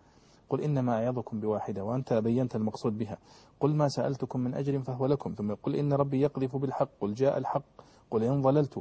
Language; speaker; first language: Arabic; native; Arabic